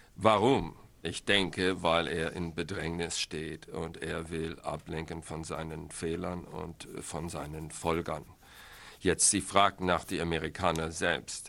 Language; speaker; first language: German; non-native, fluent; English